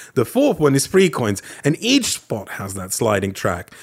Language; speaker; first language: English; non-native, fluent; Lithuanian